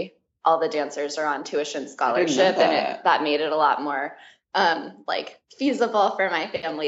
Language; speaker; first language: English; native; English